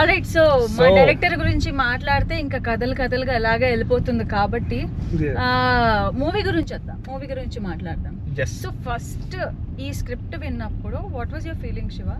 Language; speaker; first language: Telugu; native; Telugu